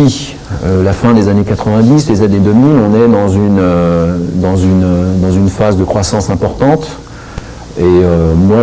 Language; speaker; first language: French; native; French